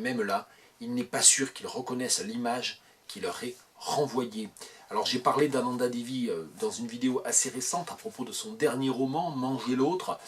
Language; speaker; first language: French; native; French